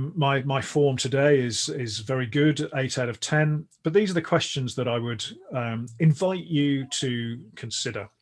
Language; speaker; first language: English; native; English